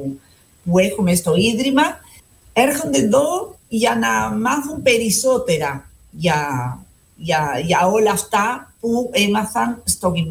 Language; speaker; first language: Greek; non-native, fluent; Spanish